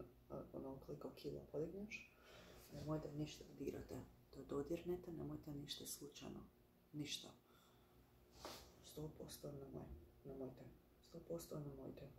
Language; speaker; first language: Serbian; early bilingual, heritage; Bosnian